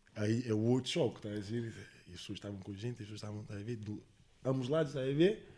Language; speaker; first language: Portuguese; early bilingual, heritage; English